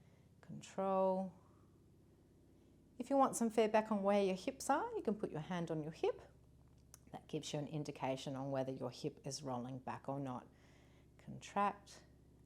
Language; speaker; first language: English; native; English